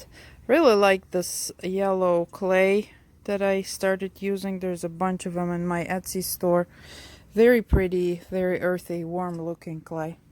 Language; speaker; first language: English; non-native, fluent; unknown